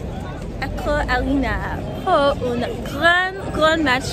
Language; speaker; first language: French; non-native, learner; English